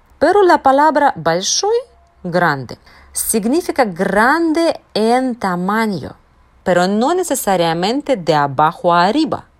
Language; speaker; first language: Spanish; non-native, fluent; Russian